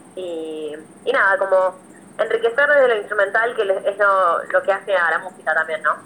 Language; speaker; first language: Spanish; early bilingual, other home language; English